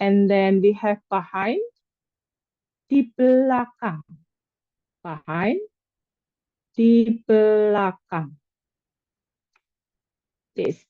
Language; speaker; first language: English; non-native, fluent; Indonesian